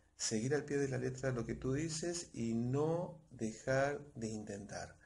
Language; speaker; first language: Spanish; native; Spanish